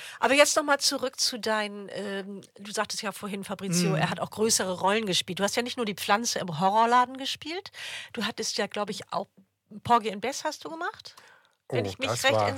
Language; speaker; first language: German; native; German